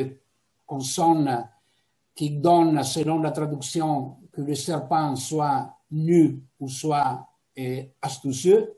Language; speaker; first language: French; non-native, fluent; Italian